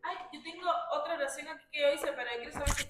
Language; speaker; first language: Spanish; native; Spanish